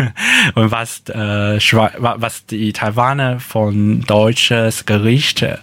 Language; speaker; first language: German; non-native, learner; Chinese